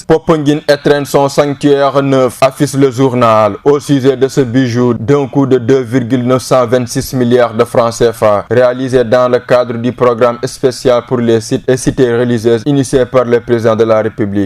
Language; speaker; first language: French; non-native, local second language; Wolof